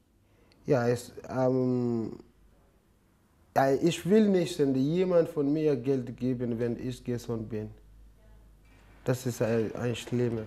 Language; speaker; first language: German; non-native, learner; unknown